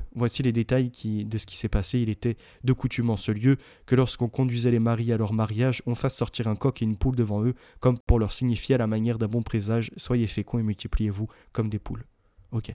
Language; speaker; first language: French; native; French